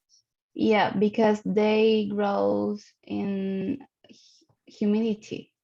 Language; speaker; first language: English; non-native, learner; Spanish